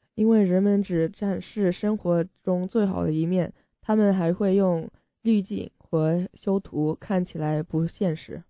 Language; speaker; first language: Chinese; early bilingual, heritage; Chinese